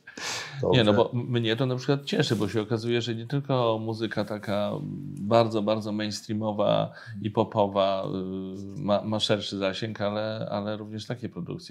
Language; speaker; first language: Polish; native; Polish